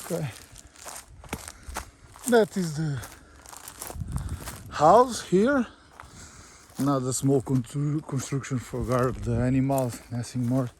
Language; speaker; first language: English; non-native, learner; Portuguese